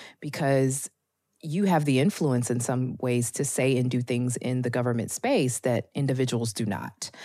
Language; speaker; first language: English; native; English